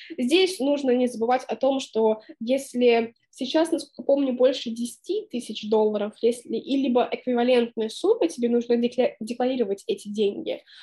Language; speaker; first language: Russian; native; Russian